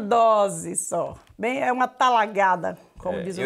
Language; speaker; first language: Portuguese; native; Portuguese